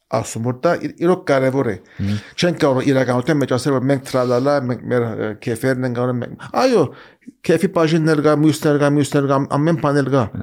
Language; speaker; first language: Armenian; early bilingual, heritage; Armenian